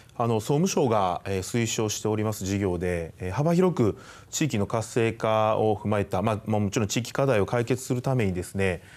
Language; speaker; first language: Japanese; native; Japanese